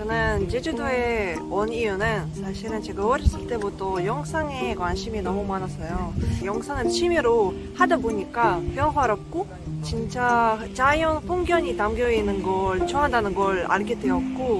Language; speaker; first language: Korean; non-native, fluent; Russian